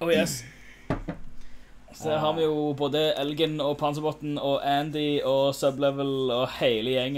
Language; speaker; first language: Norwegian; native; Norwegian